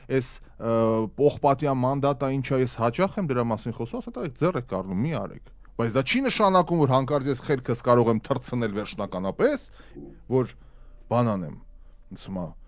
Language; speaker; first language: Armenian; native; Armenian